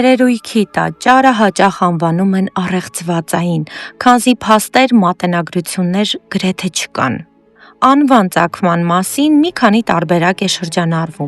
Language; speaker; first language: Armenian; native; Armenian